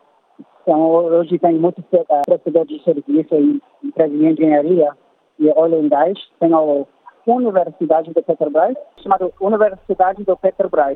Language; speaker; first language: Portuguese; non-native, fluent; English